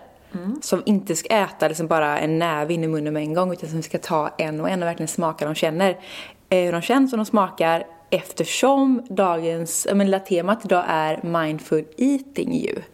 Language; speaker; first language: Swedish; native; Swedish